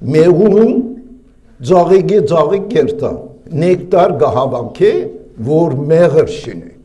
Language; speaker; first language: Armenian; native; Armenian